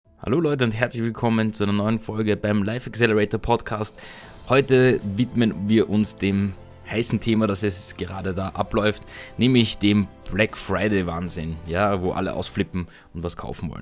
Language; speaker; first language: German; native; German